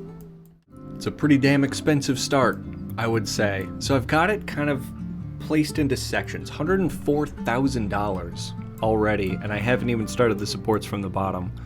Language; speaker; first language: English; native; English